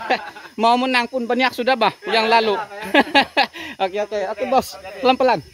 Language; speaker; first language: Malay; non-native, local second language; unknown